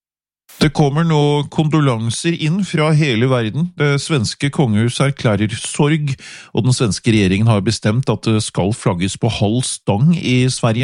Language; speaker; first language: Norwegian; native; Norwegian